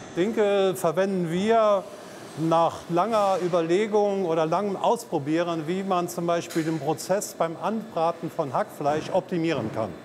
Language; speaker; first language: German; native; German